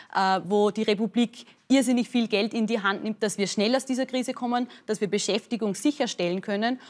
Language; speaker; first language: German; native; German